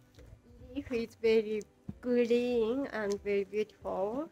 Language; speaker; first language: English; non-native, learner; Japanese